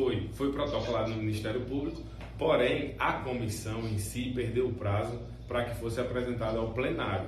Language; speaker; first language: Portuguese; native; Portuguese